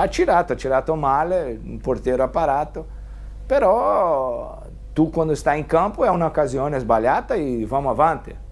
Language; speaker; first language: Italian; non-native, fluent; Portuguese